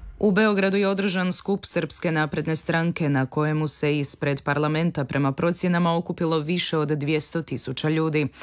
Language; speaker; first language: Croatian; native; Croatian